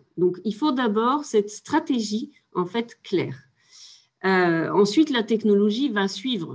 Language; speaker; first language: French; native; French